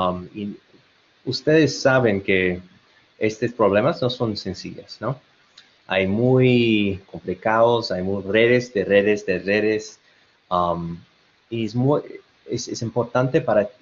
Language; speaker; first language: Spanish; non-native, learner; English